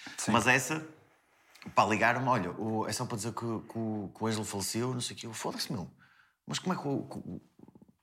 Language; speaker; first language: Portuguese; native; Portuguese